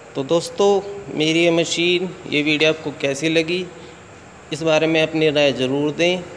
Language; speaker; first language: Hindi; native; Hindi